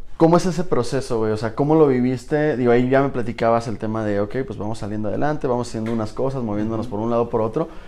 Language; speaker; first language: Spanish; native; Spanish